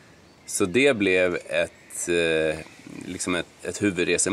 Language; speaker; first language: Swedish; native; Swedish